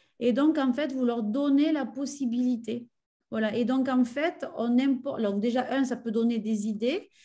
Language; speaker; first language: French; native; French